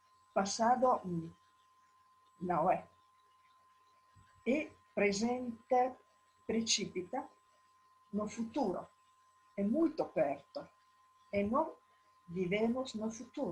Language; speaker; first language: Portuguese; non-native, learner; Italian